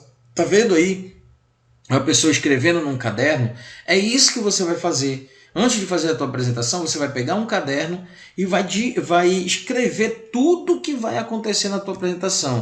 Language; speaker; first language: Portuguese; native; Portuguese